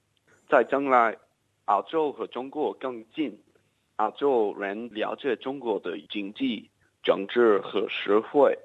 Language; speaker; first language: Chinese; non-native, learner; English